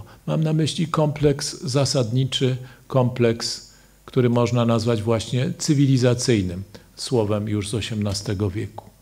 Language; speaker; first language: Polish; native; Polish